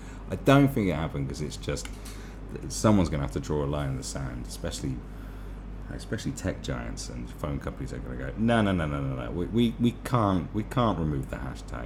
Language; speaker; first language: English; native; English